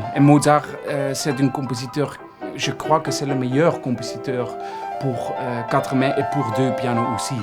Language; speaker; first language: French; non-native, fluent; Dutch